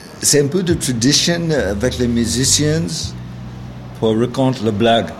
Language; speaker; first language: French; non-native, learner; English